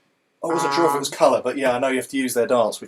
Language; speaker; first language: English; native; English